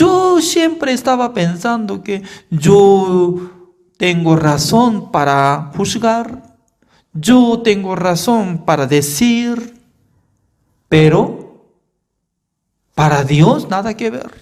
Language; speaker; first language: Spanish; non-native, fluent; Korean